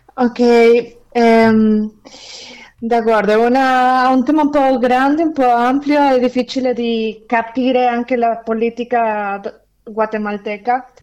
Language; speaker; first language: Italian; non-native, fluent; Spanish